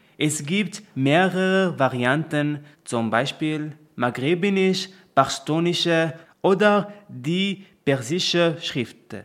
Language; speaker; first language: German; non-native, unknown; Arabic